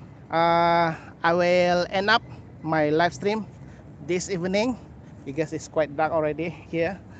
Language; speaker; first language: English; non-native, local second language; Malay